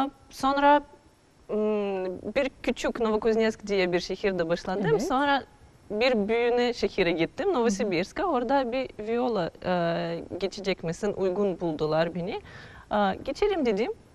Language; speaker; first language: Turkish; non-native, fluent; Russian